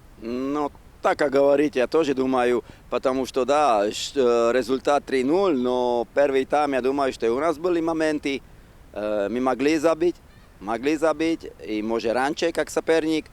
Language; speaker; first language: Russian; non-native, fluent; Slovak